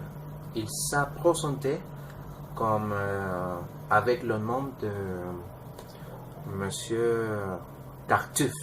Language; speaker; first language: French; non-native, learner; Spanish